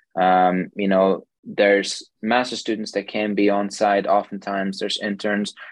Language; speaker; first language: English; non-native, fluent; German